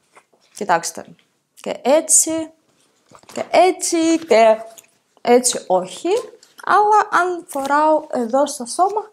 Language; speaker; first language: Greek; non-native, fluent; Ukrainian